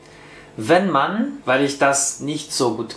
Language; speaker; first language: German; non-native, fluent; Russian